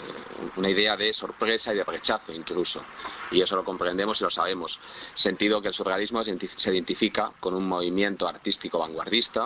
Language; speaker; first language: Spanish; native; Spanish